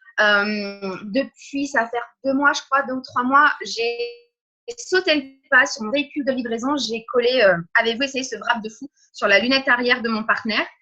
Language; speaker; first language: French; early bilingual, other home language; Portuguese